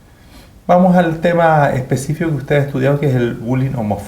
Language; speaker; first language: Spanish; native; Spanish